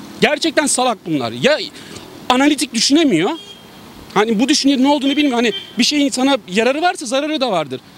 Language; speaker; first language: Turkish; native; Turkish